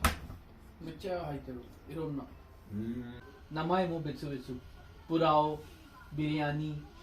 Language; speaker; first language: Japanese; non-native, learner; Urdu